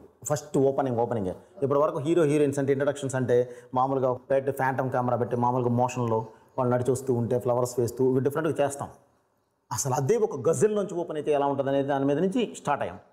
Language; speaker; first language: Telugu; native; Telugu